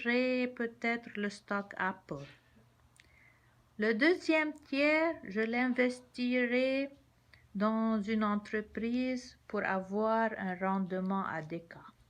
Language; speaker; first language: French; non-native, local second language; Arabic